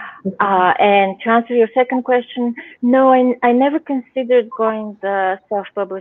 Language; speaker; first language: English; non-native, fluent; Bulgarian